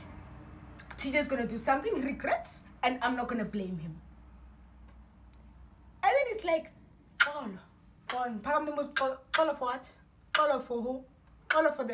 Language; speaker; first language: English; non-native, local second language; Xhosa